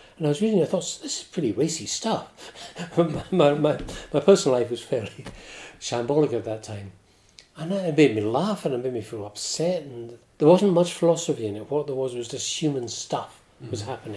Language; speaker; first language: English; native; English